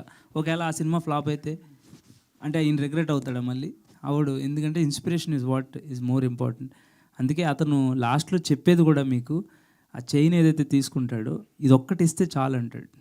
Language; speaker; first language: Telugu; native; Telugu